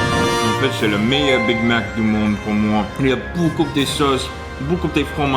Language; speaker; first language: French; non-native, learner; English